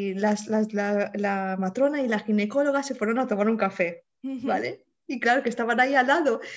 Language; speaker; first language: Spanish; non-native, fluent; Romanian